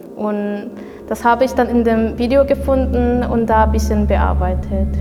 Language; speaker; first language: German; non-native, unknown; Korean